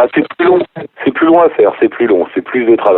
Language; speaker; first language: French; native; French